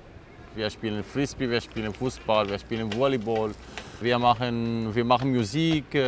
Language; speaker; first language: German; non-native, learner; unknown